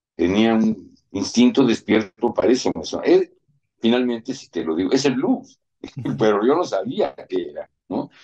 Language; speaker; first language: Spanish; native; Spanish